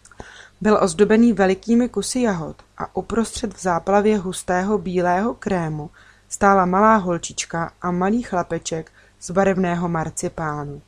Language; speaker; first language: Czech; native; Czech